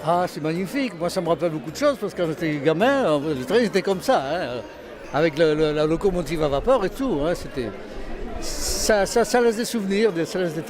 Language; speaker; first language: French; native; French